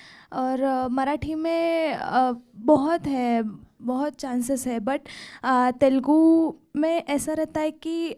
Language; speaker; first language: Hindi; non-native, local second language; Marathi